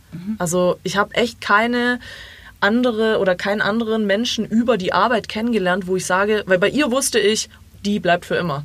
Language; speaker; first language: German; early bilingual, other home language; Croatian